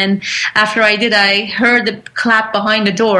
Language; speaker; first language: English; non-native, fluent; Persian